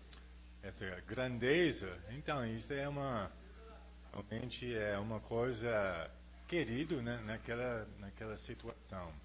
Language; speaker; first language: Portuguese; non-native, fluent; English